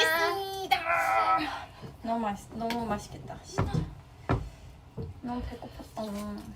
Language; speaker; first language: Korean; non-native, fluent; Thai